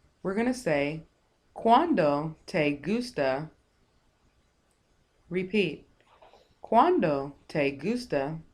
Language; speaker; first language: Spanish; non-native, fluent; English